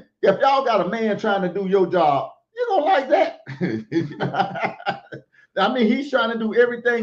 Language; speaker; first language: English; native; English